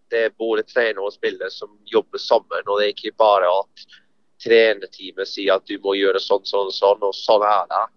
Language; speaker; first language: Norwegian; non-native, fluent; English